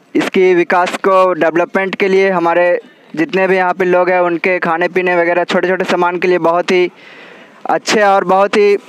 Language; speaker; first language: Hindi; native; Hindi